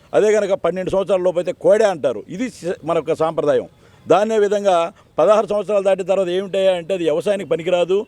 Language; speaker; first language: Telugu; native; Telugu